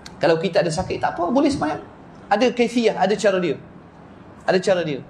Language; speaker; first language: Malay; non-native, fluent; Arabic